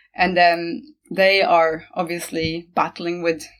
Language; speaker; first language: English; non-native, fluent; Norwegian